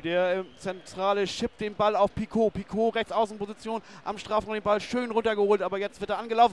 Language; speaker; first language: German; native; German